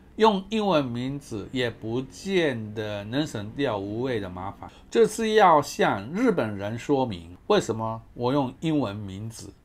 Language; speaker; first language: Chinese; non-native, fluent; Japanese